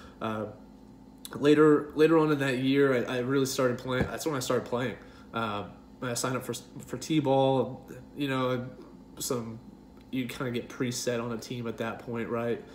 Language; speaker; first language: English; native; English